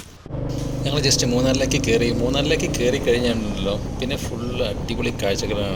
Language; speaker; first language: Malayalam; native; Malayalam